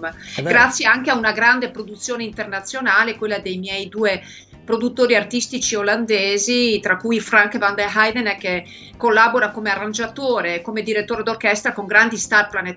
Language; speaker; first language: Italian; native; Italian